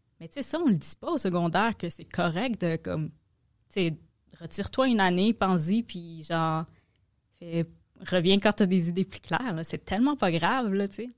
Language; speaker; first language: French; native; French